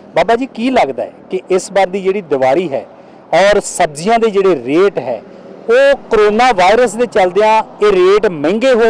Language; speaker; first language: Hindi; non-native, local second language; Punjabi